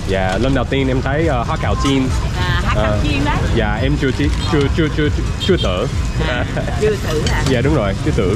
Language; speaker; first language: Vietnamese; non-native, learner; English